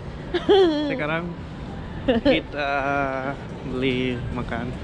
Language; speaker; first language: Indonesian; non-native, learner; Swedish